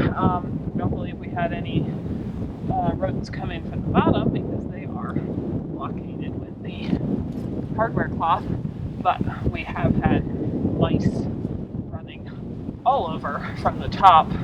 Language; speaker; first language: English; native; English